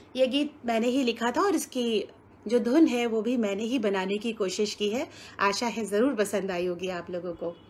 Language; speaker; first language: Hindi; native; Hindi